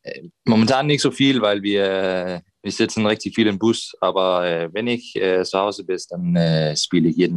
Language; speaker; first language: German; non-native, fluent; Danish